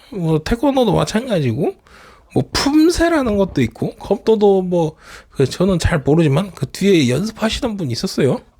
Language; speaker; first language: Korean; native; Korean